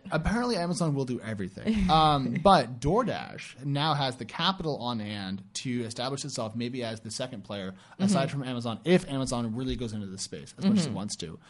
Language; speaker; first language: English; native; English